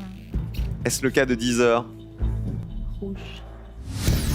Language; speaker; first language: French; native; French